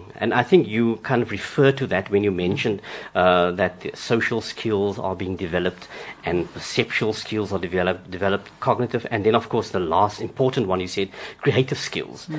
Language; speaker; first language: English; non-native, local second language; Afrikaans